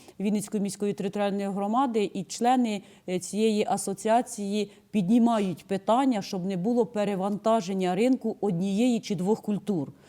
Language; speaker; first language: Ukrainian; native; Ukrainian